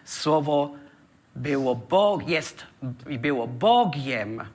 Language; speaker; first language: Polish; non-native, learner; German